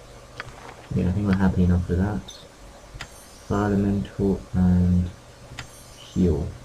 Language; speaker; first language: English; native; English